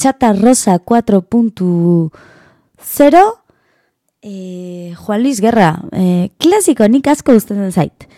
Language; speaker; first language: Basque; non-native, learner; Spanish